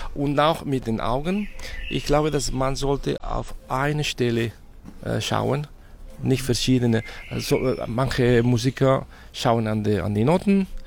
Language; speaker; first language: German; non-native, fluent; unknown